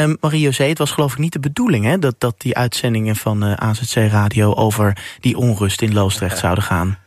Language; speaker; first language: Dutch; native; Dutch